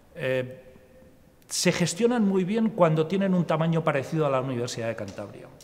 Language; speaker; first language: Spanish; native; Spanish